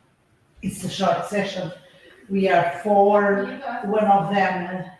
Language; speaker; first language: English; non-native, fluent; Portuguese